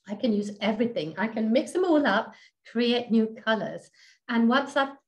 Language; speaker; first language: English; non-native, fluent; Danish